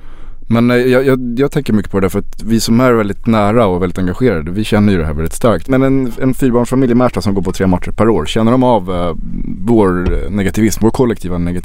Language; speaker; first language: Swedish; native; Swedish